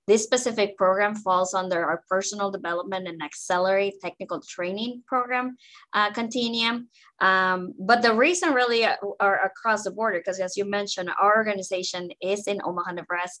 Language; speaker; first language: English; non-native, fluent; Spanish